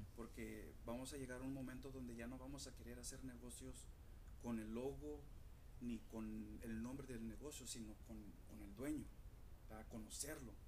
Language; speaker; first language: Spanish; early bilingual, heritage; Spanish